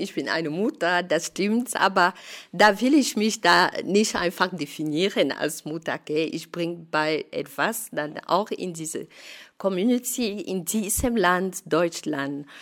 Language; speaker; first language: German; non-native, fluent; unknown